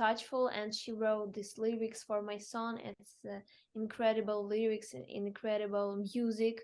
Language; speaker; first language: English; non-native, fluent; Ukrainian